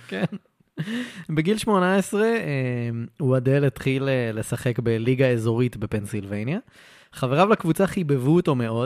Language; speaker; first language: Hebrew; native; Hebrew